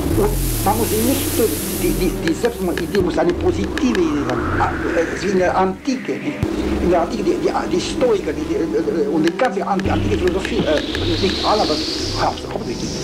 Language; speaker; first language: German; non-native, fluent; Romanian